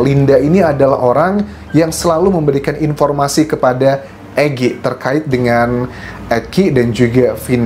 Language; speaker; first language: Indonesian; native; Indonesian